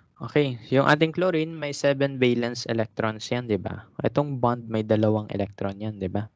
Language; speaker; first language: Filipino; native; Filipino